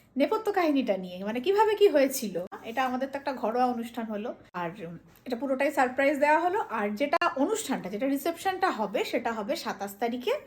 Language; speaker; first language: Bangla; non-native, local second language; Hindi